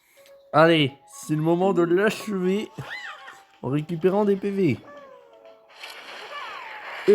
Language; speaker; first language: French; native; French